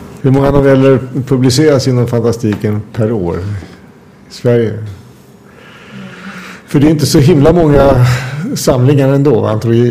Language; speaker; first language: Swedish; native; Swedish